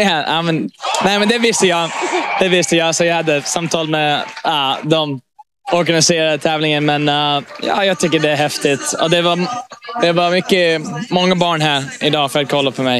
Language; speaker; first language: Swedish; early bilingual, heritage; English